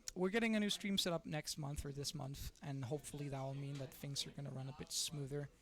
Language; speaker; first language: English; non-native, fluent; Danish